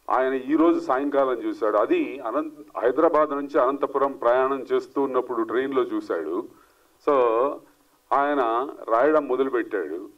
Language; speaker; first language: Telugu; native; Telugu